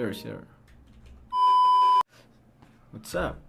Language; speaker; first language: English; non-native, learner; Indonesian